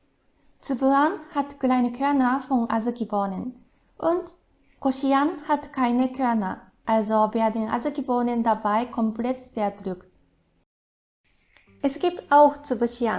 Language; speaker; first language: German; non-native, fluent; Japanese